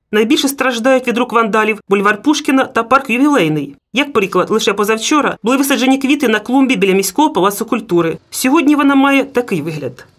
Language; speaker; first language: Ukrainian; native; Ukrainian